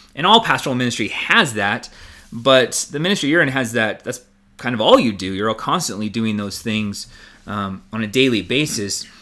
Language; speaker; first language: English; native; English